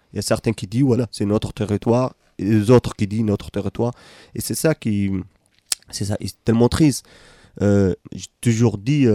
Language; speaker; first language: French; non-native, fluent; Arabic